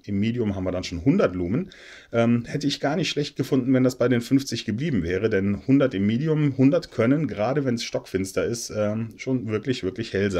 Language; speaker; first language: German; native; German